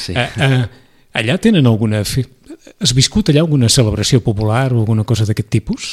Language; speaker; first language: Catalan; native; Catalan